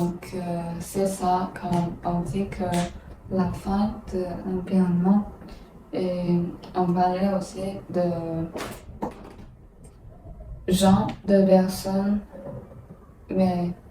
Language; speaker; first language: French; non-native, learner; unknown